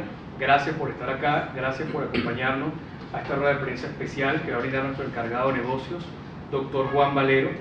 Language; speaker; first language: Spanish; native; Spanish